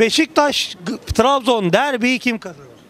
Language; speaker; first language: Turkish; native; Turkish